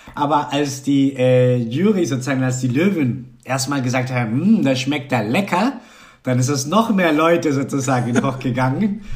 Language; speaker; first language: German; non-native, fluent; Spanish